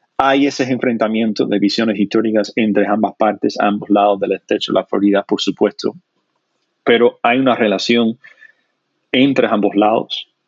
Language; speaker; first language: Spanish; non-native, fluent; English